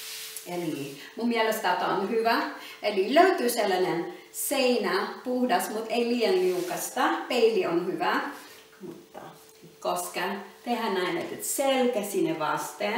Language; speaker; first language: Finnish; non-native, learner; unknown